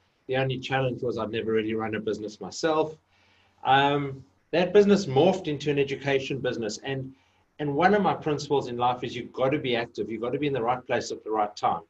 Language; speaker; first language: English; native; English